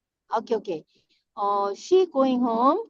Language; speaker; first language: English; non-native, learner; Korean